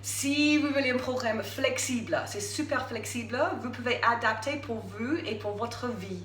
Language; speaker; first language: French; non-native, fluent; English